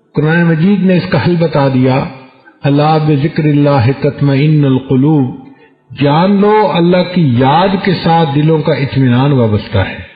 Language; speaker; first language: Urdu; non-native, local second language; Punjabi